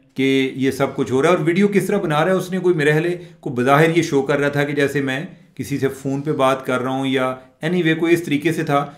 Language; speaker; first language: Urdu; non-native, local second language; Punjabi